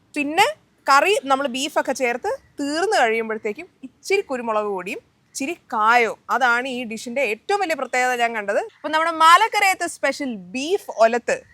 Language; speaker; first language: Malayalam; native; Malayalam